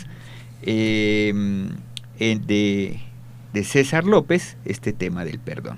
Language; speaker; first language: Spanish; native; Spanish